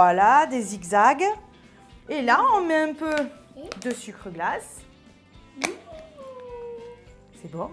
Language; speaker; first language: French; native; French